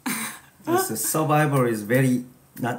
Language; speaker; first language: English; non-native, learner; Korean